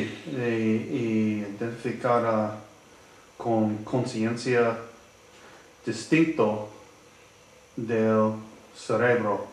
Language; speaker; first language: Spanish; non-native, learner; English